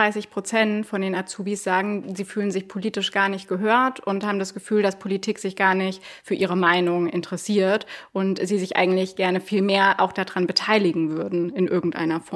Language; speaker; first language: German; native; German